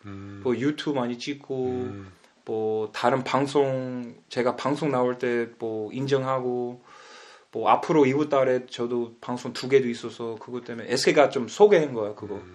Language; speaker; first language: Korean; early bilingual, heritage; English